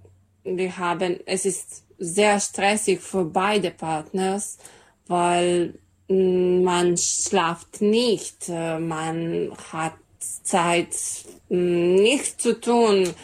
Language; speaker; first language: German; non-native, learner; Serbian